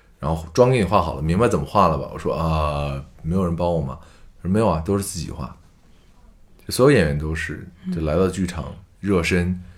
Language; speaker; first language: Chinese; native; Chinese